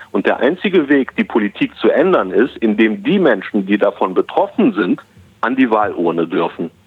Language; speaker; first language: German; early bilingual, other home language; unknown